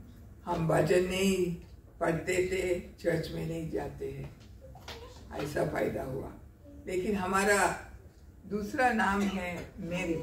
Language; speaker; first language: Hindi; non-native, local second language; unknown